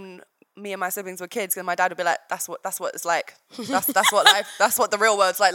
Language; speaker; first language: English; native; English